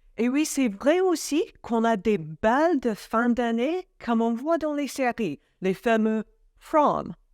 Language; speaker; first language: French; non-native, fluent; English